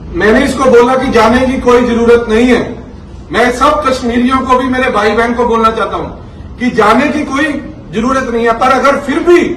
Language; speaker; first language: Hindi; non-native, local second language; Punjabi